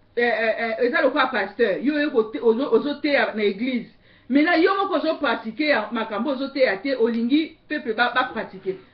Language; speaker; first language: Lingala; native; Lingala